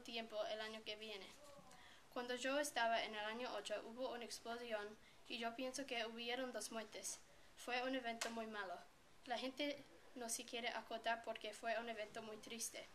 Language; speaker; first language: Spanish; non-native, learner; English